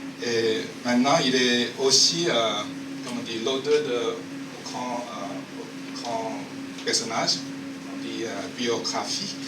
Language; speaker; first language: French; non-native, fluent; Chinese